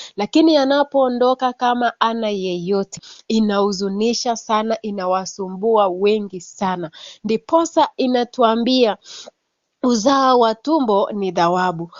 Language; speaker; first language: Swahili; non-native, local second language; Kalenjin